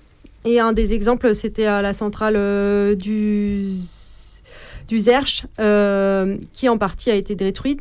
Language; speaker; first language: French; native; French